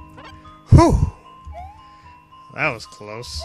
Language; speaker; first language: English; native; English